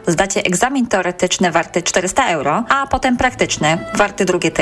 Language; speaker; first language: Polish; native; Polish